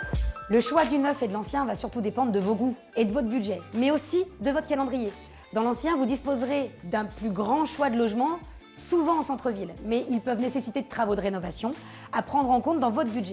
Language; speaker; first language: French; native; French